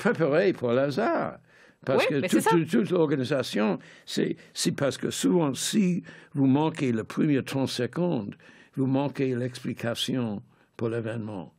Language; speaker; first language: French; non-native, fluent; English